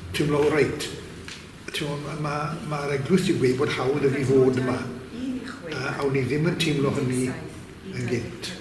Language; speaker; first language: Welsh; native; Welsh